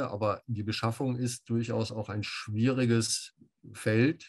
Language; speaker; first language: German; native; German